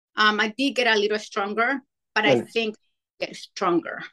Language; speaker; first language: English; non-native, fluent; Spanish